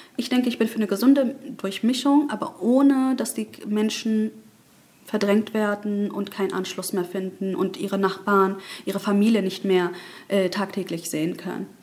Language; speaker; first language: German; early bilingual, other home language; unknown